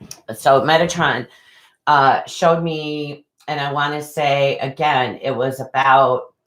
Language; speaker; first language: English; native; English